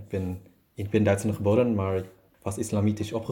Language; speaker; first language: Dutch; non-native, learner; German